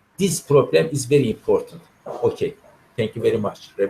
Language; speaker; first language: English; non-native, learner; Turkish